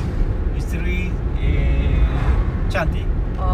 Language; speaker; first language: Indonesian; non-native, learner; Japanese